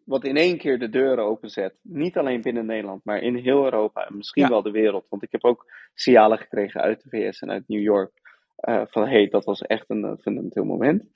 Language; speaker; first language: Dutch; early bilingual, other home language; Persian